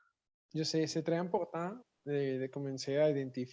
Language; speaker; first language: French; non-native, learner; Spanish